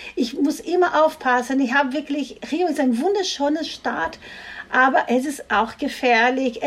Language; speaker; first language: German; non-native, fluent; Portuguese